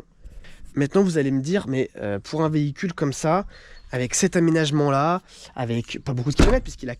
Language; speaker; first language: French; native; French